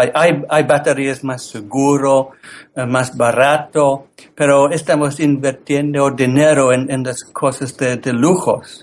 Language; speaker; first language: Spanish; non-native, learner; English